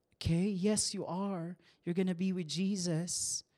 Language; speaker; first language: English; non-native, local second language; Filipino